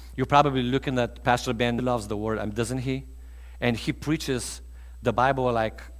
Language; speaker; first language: English; non-native, fluent; Bulgarian